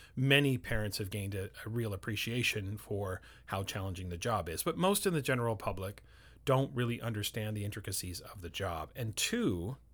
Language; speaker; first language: English; native; English